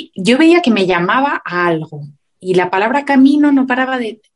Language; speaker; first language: Spanish; native; Spanish